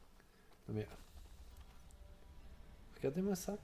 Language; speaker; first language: French; native; French